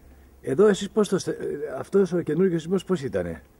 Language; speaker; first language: Greek; native; Greek